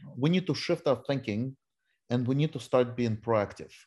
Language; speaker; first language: English; non-native, fluent; Russian